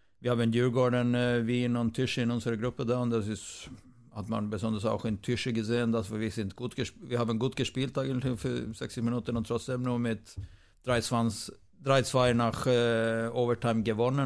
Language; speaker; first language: German; non-native, fluent; Swedish